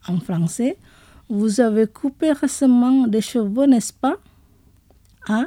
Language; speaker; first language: French; non-native, fluent; Indonesian